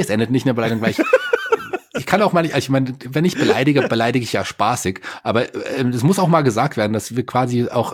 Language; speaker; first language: German; native; German